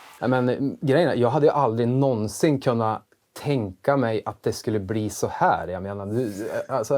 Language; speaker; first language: Swedish; native; Swedish